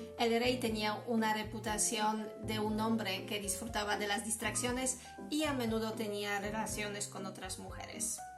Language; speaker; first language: Spanish; non-native, fluent; Polish